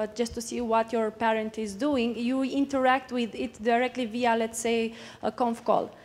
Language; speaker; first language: English; non-native, fluent; Romanian